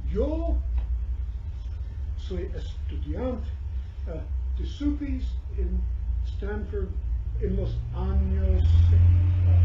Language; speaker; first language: Spanish; non-native, learner; English